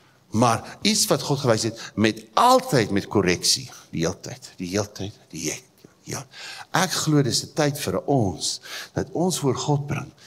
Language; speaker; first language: Afrikaans; native; Afrikaans